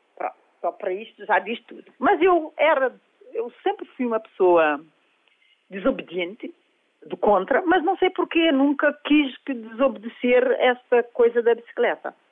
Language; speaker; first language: Portuguese; non-native, local second language; Kabuverdianu